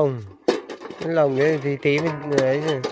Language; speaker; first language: Vietnamese; native; Vietnamese